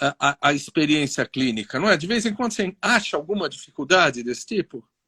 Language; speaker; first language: Portuguese; native; Portuguese